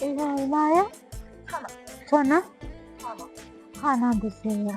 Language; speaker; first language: Korean; non-native, learner; Sinhala